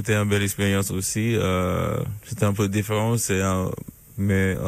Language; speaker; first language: French; non-native, learner; English